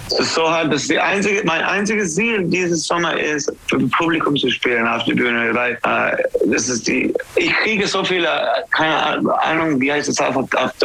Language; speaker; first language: German; non-native, learner; English